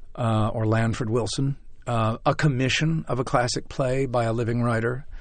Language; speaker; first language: English; native; English